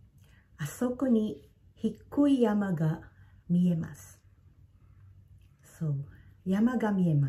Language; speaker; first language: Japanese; non-native, fluent; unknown